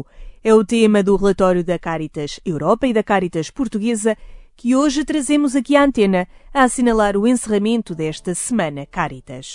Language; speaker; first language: Portuguese; native; Portuguese